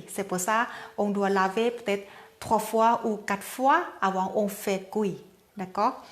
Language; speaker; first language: French; non-native, learner; Thai